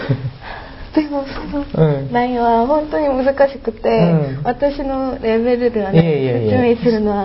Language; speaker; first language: Japanese; non-native, fluent; Korean